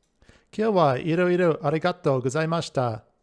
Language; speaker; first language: Japanese; non-native, learner; English